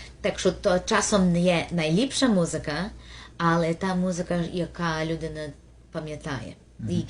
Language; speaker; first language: Ukrainian; early bilingual, heritage; Ukrainian